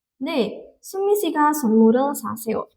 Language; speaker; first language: Korean; non-native, fluent; Indonesian